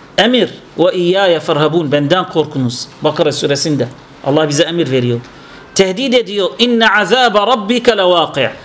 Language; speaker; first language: Turkish; non-native, fluent; Arabic